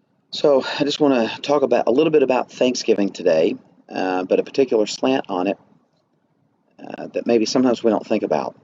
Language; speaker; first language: English; native; English